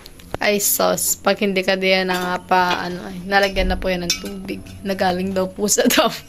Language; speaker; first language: Filipino; native; Filipino